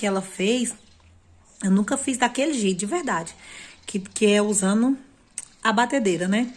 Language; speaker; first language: Portuguese; native; Portuguese